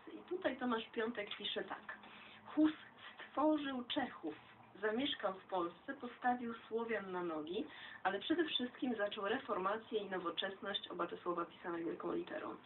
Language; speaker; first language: Polish; native; Polish